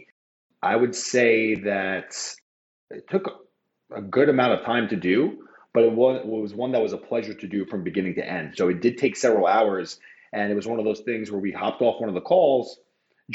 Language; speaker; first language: English; native; English